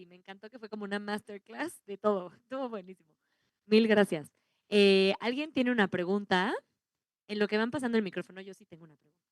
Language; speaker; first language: Spanish; native; Spanish